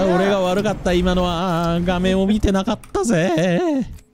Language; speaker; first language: Japanese; early bilingual, heritage; Japanese